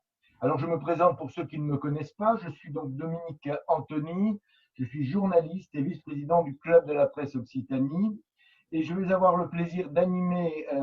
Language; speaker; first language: French; native; French